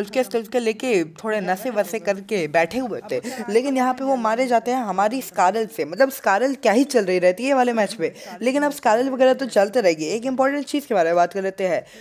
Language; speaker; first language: Hindi; native; Hindi